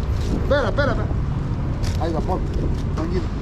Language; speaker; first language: Spanish; native; Spanish